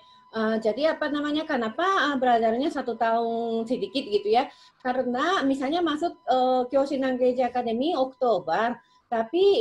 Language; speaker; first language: Indonesian; non-native, fluent; Japanese